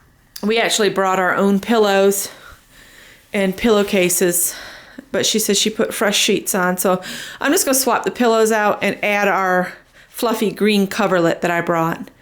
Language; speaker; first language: English; native; English